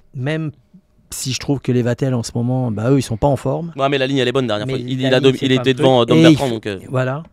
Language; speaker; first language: French; native; French